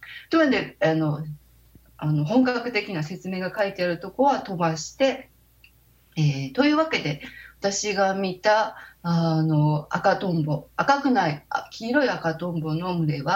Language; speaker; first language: Japanese; native; Japanese